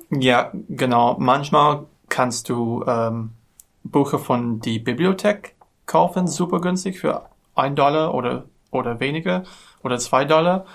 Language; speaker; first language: German; non-native, learner; English